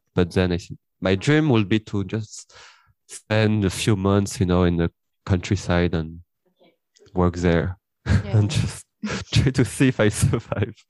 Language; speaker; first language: English; early bilingual, heritage; French